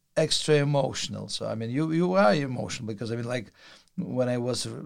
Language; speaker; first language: English; non-native, fluent; Russian